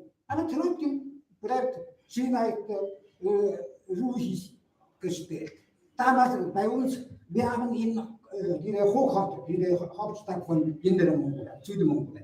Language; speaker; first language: German; non-native, learner; Mongolian